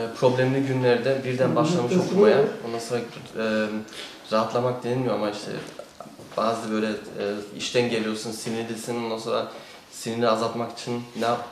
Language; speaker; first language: Turkish; early bilingual, heritage; Turkish